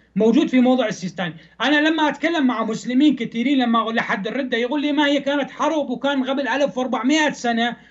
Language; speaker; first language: Arabic; non-native, fluent; Persian